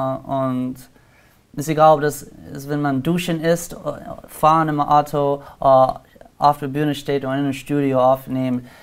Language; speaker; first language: German; non-native, learner; English